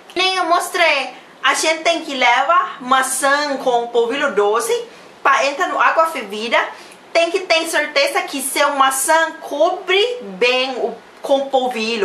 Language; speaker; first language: Portuguese; non-native, learner; Thai